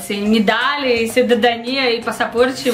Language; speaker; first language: Portuguese; non-native, learner; Russian